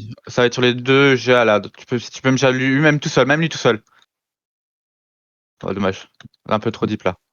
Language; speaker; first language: French; native; French